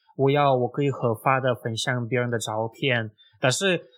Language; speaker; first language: Chinese; non-native, fluent; Russian